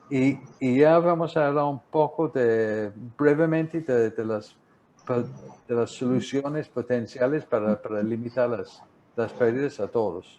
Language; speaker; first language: Spanish; non-native, fluent; English